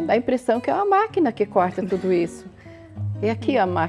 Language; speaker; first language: Portuguese; native; Portuguese